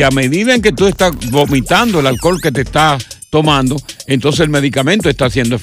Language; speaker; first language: Spanish; native; Spanish